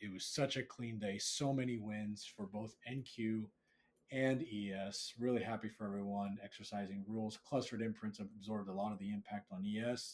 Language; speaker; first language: English; native; English